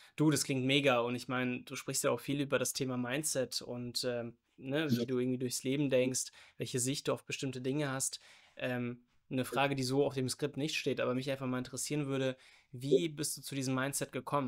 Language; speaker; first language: German; native; German